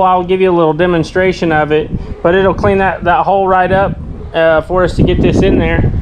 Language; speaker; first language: English; native; English